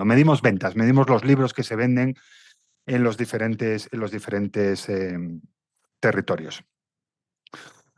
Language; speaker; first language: Spanish; native; Spanish